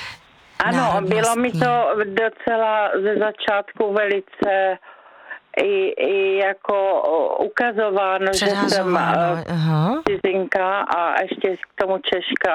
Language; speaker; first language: Czech; native; Czech